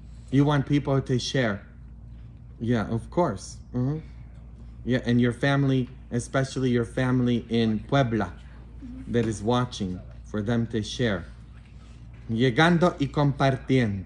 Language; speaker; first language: English; non-native, fluent; Polish